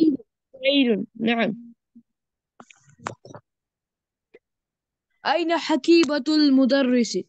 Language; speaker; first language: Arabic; non-native, learner; Urdu